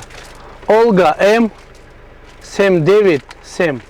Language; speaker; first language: Russian; non-native, fluent; Tajik